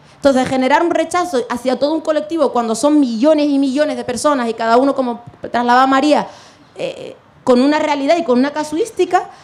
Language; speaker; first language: Spanish; non-native, fluent; Arabic